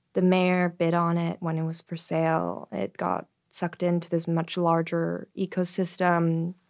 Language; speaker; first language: English; native; English